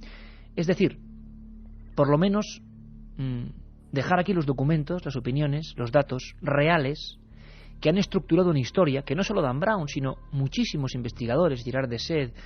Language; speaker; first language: Spanish; native; Spanish